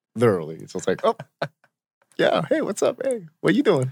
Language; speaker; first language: English; early bilingual, other home language; Korean